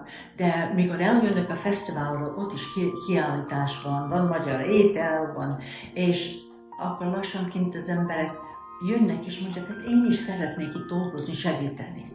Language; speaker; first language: Hungarian; early bilingual, heritage; Hungarian